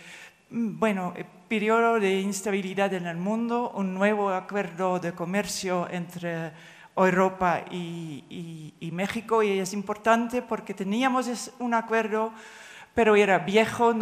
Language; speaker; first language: Spanish; non-native, fluent; Dutch